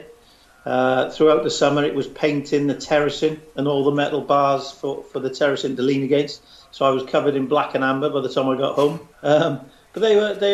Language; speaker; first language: English; native; English